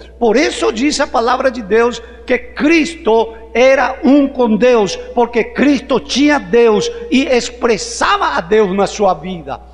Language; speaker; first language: Portuguese; non-native, fluent; Spanish